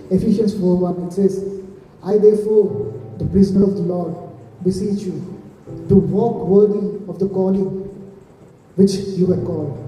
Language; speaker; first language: English; non-native, local second language; Telugu